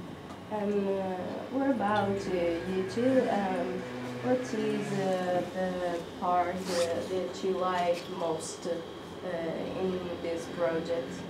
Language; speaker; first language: English; non-native, fluent; Italian